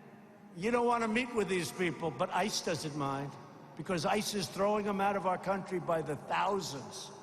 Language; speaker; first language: English; native; English